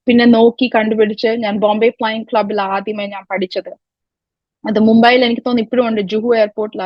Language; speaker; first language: Malayalam; early bilingual, other home language; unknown